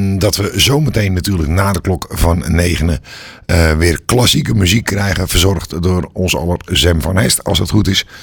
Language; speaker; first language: Dutch; native; Dutch